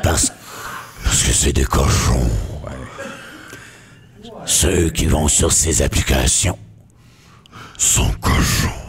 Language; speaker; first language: French; native; French